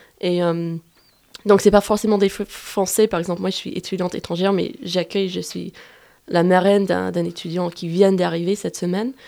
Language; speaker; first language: French; non-native, fluent; English